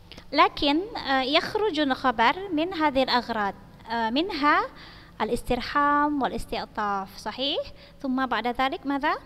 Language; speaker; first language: Arabic; non-native, fluent; Indonesian